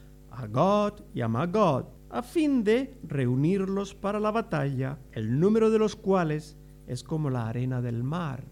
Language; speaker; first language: Spanish; native; Spanish